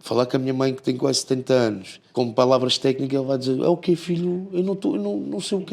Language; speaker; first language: Portuguese; native; Portuguese